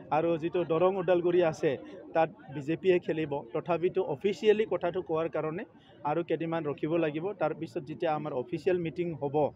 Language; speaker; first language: Assamese; non-native, local second language; Bodo